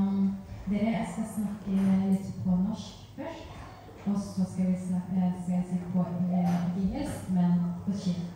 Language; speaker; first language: Norwegian; non-native, fluent; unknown